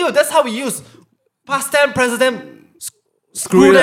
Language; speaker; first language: English; non-native, local second language; Min Nan Chinese